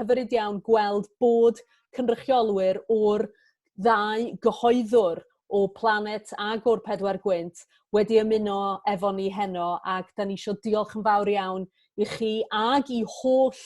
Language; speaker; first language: Welsh; native; Welsh